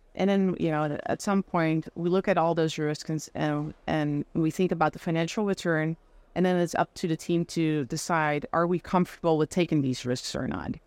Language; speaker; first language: English; non-native, fluent; Dutch